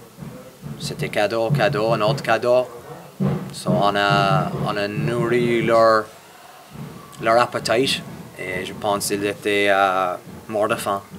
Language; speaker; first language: French; non-native, fluent; English